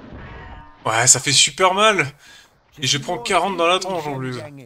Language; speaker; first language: French; native; French